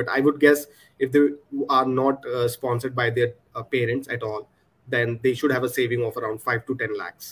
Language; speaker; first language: English; non-native, local second language; Punjabi